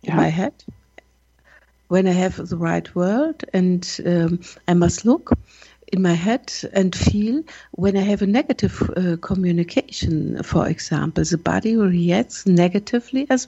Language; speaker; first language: English; non-native, learner; German